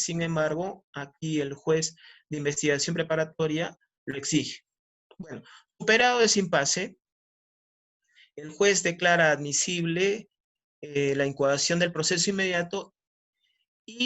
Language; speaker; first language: Spanish; native; Spanish